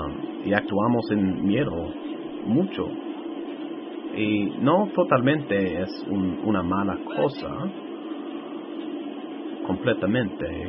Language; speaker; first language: Spanish; non-native, fluent; English